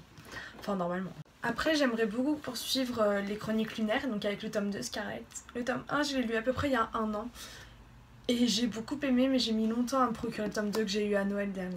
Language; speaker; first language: French; native; French